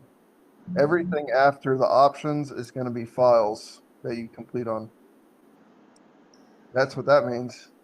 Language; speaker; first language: English; native; English